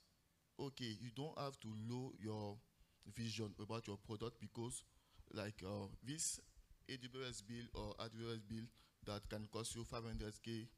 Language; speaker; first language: English; non-native, local second language; French